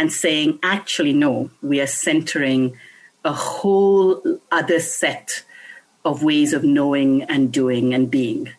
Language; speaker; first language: English; non-native, local second language; Bangla